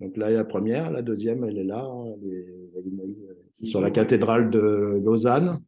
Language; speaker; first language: French; native; French